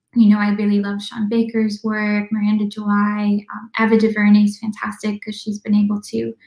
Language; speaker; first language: English; native; English